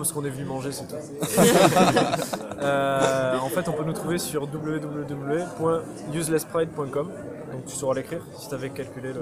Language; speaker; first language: French; native; French